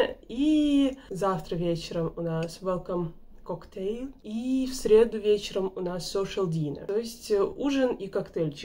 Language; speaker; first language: Russian; native; Russian